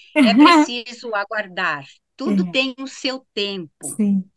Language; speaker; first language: Portuguese; native; Portuguese